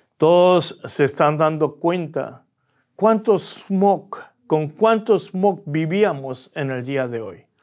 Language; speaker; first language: Spanish; early bilingual, other home language; Korean